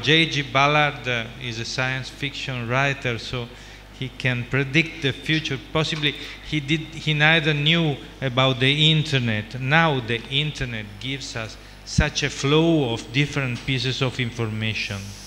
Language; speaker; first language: English; non-native, fluent; Italian